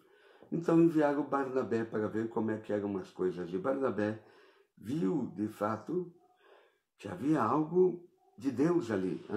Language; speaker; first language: Portuguese; native; Portuguese